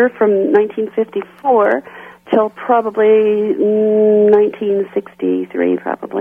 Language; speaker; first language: English; native; English